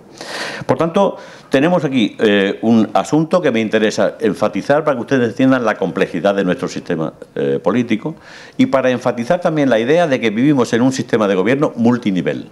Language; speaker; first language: Spanish; native; Spanish